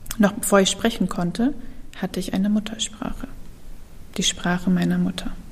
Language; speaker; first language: German; early bilingual, other home language; Kurdish